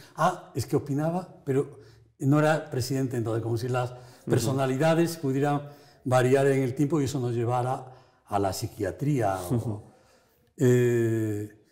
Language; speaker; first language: Spanish; native; Spanish